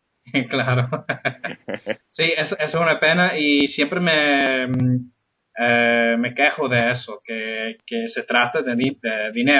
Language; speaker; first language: Spanish; non-native, fluent; English